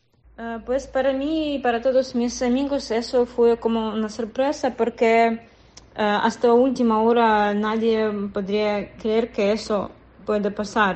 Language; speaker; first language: Spanish; non-native, learner; Russian